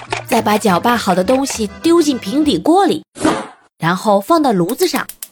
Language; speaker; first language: Chinese; native; Chinese